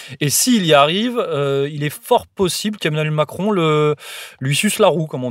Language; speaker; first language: French; native; French